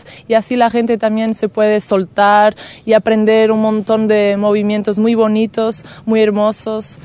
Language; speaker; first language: Spanish; non-native, fluent; Portuguese